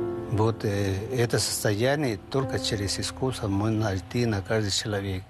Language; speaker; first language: Russian; non-native, fluent; Spanish